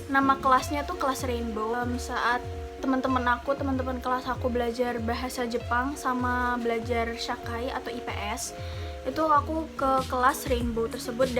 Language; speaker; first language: Indonesian; native; Indonesian